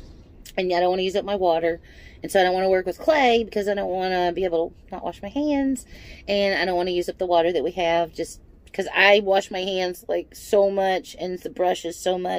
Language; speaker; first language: English; native; English